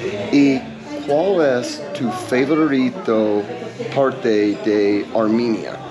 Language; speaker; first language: Spanish; non-native, learner; English